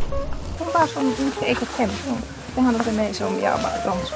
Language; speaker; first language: Swedish; non-native, learner; Finnish